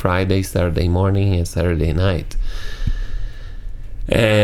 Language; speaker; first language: English; non-native, fluent; Portuguese